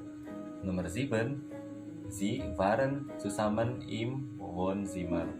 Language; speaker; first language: German; non-native, learner; Indonesian